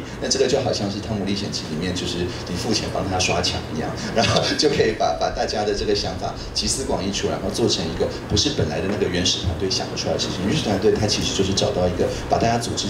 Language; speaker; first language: Chinese; native; Chinese